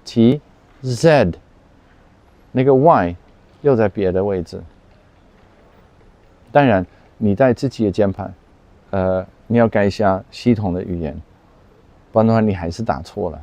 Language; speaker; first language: Chinese; non-native, fluent; Dutch